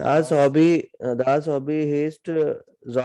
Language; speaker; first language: German; non-native, learner; Hindi